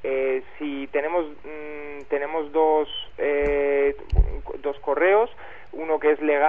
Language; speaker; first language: Spanish; native; Spanish